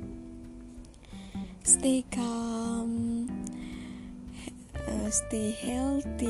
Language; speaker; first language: English; non-native, local second language; Malay